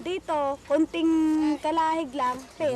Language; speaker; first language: Filipino; non-native, local second language; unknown